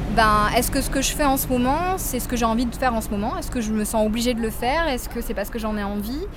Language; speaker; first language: French; native; French